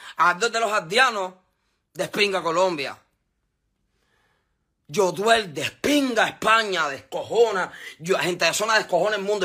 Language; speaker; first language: Spanish; native; Spanish